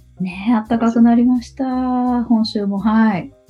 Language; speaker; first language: Japanese; native; Japanese